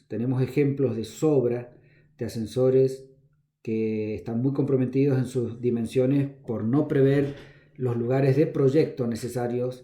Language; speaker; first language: Spanish; native; Spanish